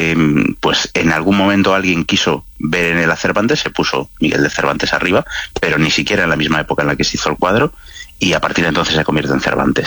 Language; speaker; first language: Spanish; native; Spanish